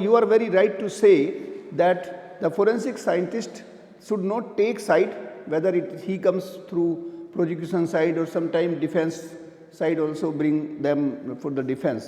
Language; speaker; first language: English; non-native, local second language; Hindi